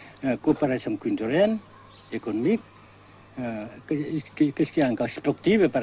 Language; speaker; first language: French; non-native, fluent; Vietnamese